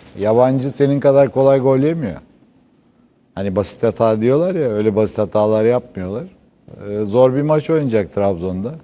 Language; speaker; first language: Turkish; native; Turkish